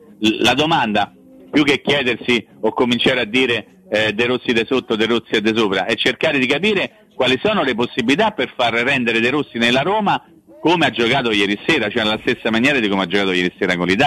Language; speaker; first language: Italian; native; Italian